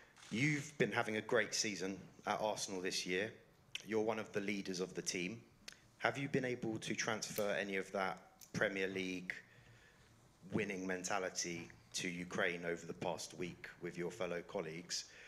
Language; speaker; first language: English; early bilingual, other home language; Ukrainian